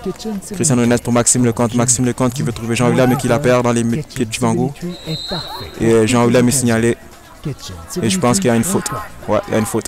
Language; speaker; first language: French; native; French